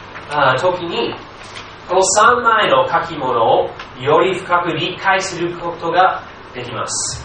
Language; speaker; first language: Japanese; non-native, fluent; English